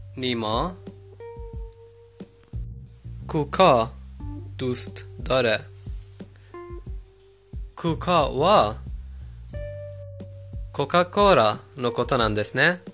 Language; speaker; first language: Japanese; non-native, learner; Persian